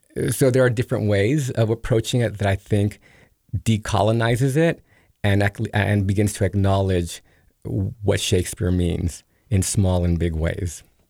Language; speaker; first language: English; early bilingual, other home language; Spanish